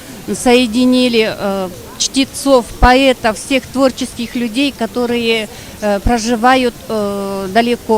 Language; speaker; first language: Russian; non-native, local second language; Kyrgyz